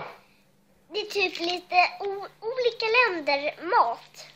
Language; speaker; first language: Swedish; early bilingual, other home language; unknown